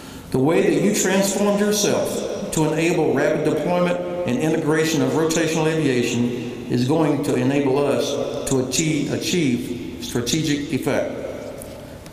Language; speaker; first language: English; native; English